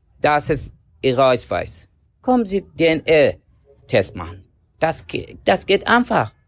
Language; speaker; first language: German; non-native, learner; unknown